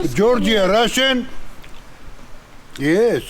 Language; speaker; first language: English; non-native, learner; Georgian